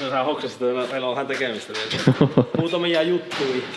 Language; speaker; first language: Finnish; native; Finnish